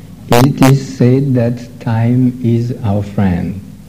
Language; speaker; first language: English; non-native, fluent; French